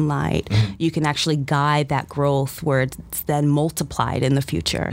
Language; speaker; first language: English; early bilingual, other home language; Russian